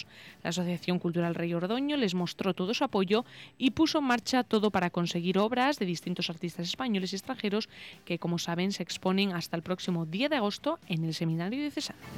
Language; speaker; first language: Spanish; native; Spanish